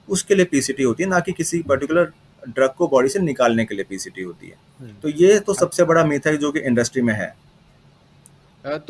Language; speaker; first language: Hindi; native; Hindi